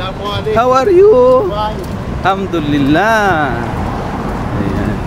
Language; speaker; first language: English; non-native, learner; Filipino